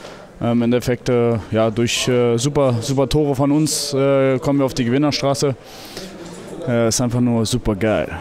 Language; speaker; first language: German; native; German